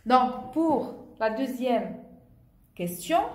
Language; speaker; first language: French; non-native, local second language; Arabic